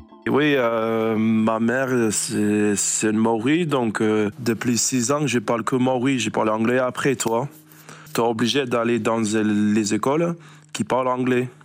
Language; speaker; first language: French; non-native, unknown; English